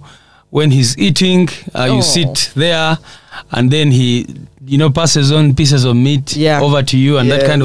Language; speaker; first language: English; non-native, local second language; Nyankole